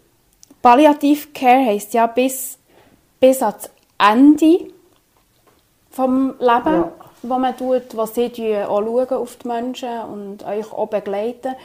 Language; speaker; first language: German; native; German